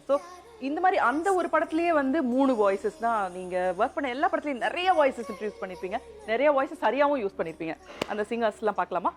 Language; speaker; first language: Tamil; native; Tamil